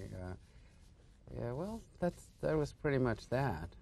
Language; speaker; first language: English; non-native, fluent; French